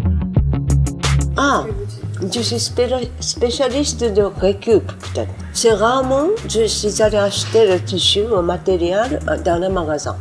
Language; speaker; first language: French; non-native, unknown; Japanese